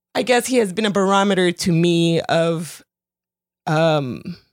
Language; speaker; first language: English; early bilingual, other home language; Spanish